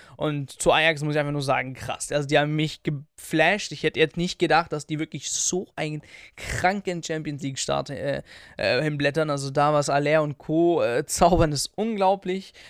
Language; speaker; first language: German; early bilingual, other home language; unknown